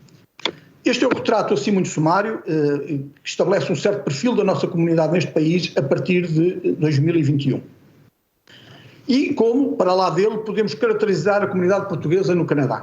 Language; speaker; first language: Portuguese; native; Portuguese